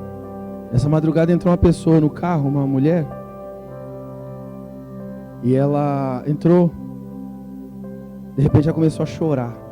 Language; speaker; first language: Portuguese; native; Portuguese